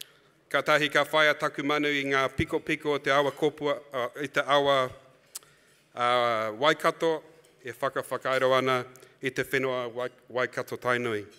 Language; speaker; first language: Māori; non-native, local second language; English